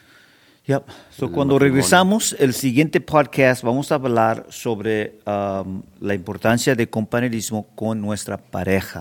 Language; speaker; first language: Spanish; early bilingual, heritage; Spanish